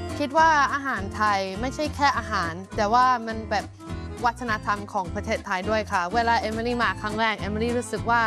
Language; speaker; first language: Thai; non-native, fluent; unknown